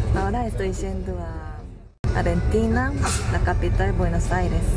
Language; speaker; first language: Spanish; non-native, learner; Korean